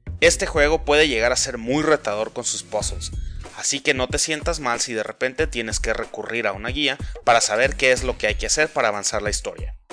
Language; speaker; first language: Spanish; native; Spanish